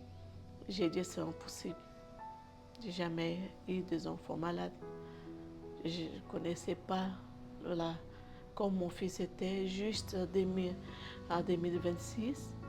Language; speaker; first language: French; non-native, learner; Portuguese